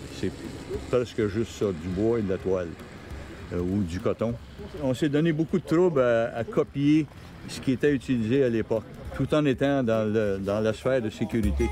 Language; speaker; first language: French; native; French